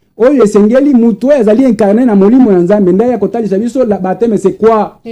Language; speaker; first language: Lingala; non-native, local second language; Luba-Lulua